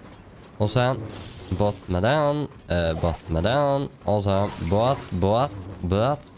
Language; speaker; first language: Swedish; native; Swedish